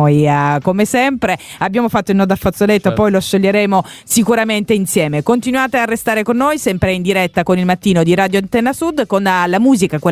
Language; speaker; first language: Italian; native; Italian